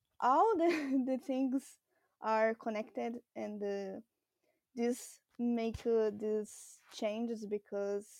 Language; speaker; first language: English; non-native, learner; Portuguese